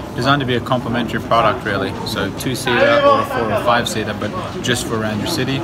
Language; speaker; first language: English; non-native, fluent; Ukrainian